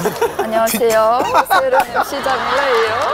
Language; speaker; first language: Korean; non-native, fluent; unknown